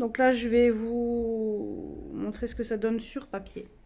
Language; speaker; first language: French; native; French